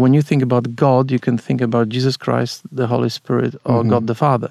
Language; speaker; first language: English; non-native, fluent; Polish